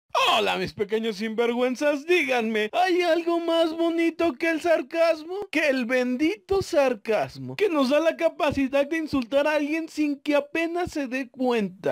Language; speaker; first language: Spanish; native; Spanish